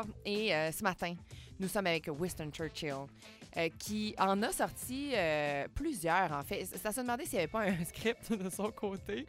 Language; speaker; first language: French; native; French